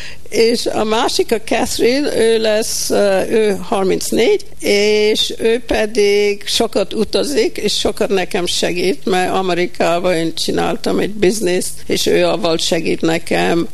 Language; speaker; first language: Hungarian; early bilingual, heritage; Hungarian